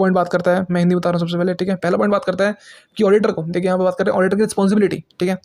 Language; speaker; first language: Hindi; native; Hindi